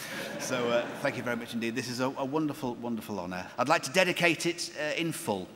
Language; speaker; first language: English; native; English